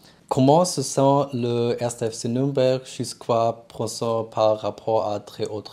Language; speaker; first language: French; non-native, learner; German